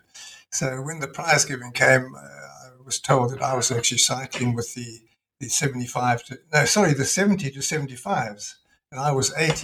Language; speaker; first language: English; native; English